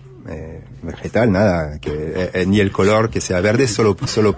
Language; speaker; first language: Spanish; non-native, fluent; French